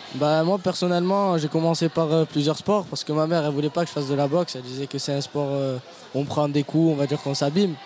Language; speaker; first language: French; native; French